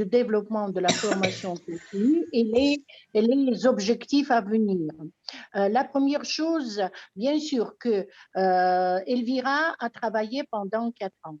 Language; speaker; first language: French; non-native, fluent; Russian